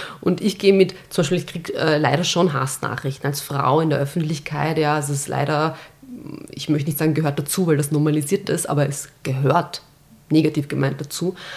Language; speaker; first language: German; early bilingual, other home language; Bosnian